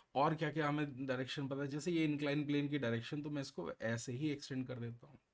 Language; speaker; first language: Hindi; native; Hindi